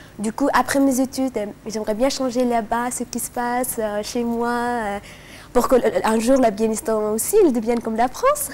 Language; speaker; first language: French; non-native, fluent; Persian